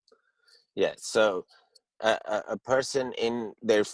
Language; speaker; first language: English; early bilingual, heritage; English